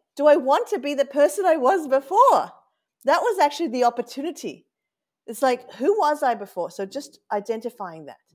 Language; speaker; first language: English; native; English